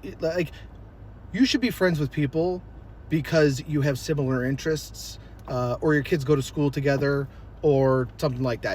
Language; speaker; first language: English; native; English